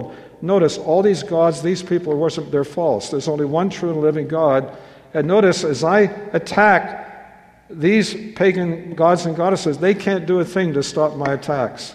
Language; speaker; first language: English; native; English